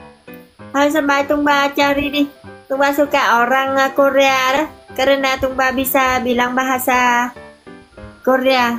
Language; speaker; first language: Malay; non-native, learner; Vietnamese